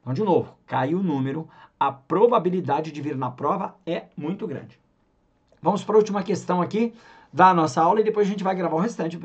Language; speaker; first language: Portuguese; native; Portuguese